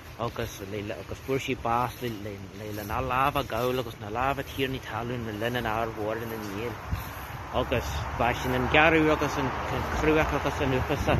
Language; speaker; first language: Irish; native; Irish